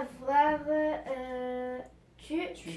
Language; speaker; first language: French; non-native, learner; Arabic